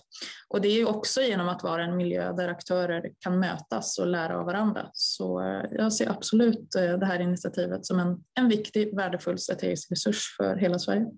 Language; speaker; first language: Swedish; native; Swedish